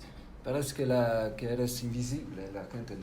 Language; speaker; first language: Spanish; non-native, fluent; French